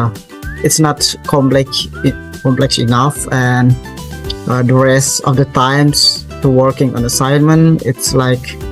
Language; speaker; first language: English; non-native, fluent; Indonesian